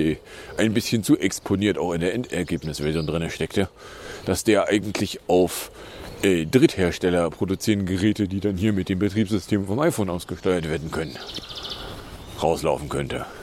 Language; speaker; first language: German; native; German